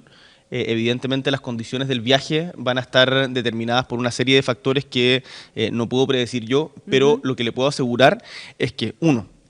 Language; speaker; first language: Spanish; native; Spanish